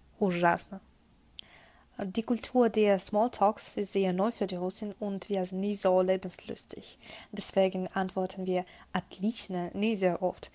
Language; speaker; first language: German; non-native, fluent; Russian